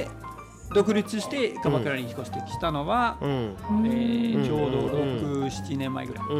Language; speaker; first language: Japanese; non-native, fluent; Danish